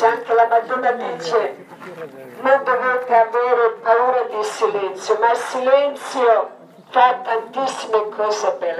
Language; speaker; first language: Italian; non-native, learner; Croatian